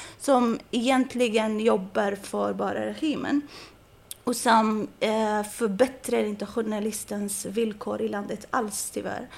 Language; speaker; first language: Swedish; non-native, fluent; Arabic